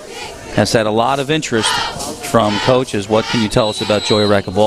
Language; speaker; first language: English; native; English